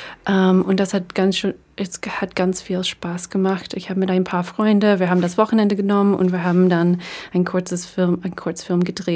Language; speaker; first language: German; non-native, fluent; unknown